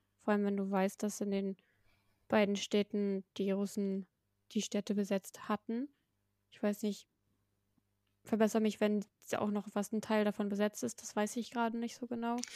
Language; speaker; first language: German; native; German